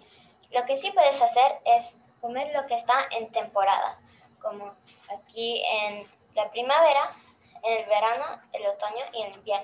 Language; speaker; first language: Spanish; early bilingual, heritage; Spanish